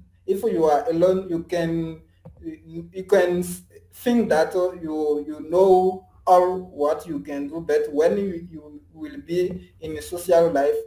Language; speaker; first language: English; non-native, learner; French